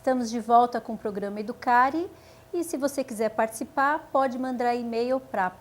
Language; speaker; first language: Portuguese; native; Portuguese